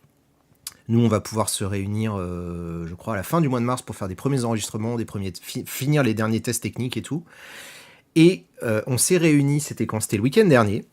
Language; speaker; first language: French; native; French